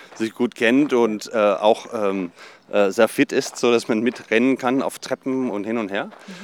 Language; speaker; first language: German; non-native, fluent; Danish